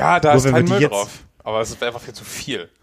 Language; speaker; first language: German; native; German